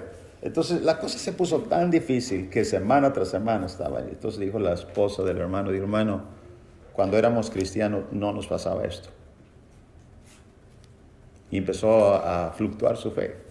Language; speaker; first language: Spanish; native; Spanish